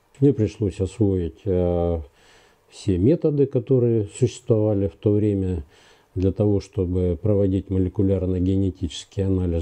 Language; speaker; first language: Russian; native; Russian